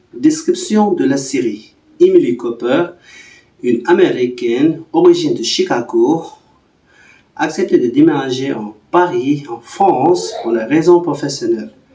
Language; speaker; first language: French; non-native, learner; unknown